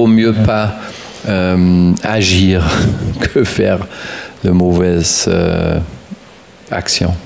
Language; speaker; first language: French; non-native, fluent; German